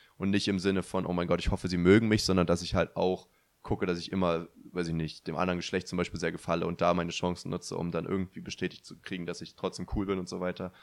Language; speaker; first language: German; native; German